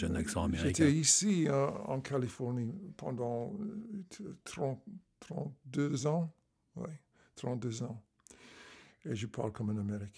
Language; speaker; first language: French; non-native, learner; English